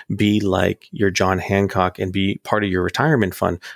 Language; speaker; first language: English; native; English